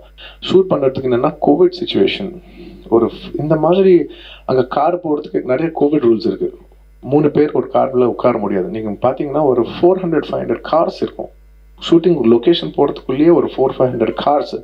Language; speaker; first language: Tamil; non-native, local second language; Telugu